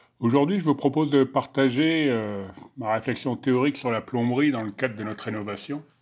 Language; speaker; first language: French; native; French